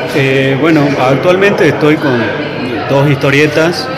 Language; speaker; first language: Spanish; native; Spanish